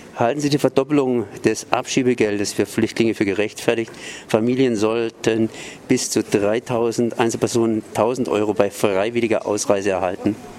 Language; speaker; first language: German; native; German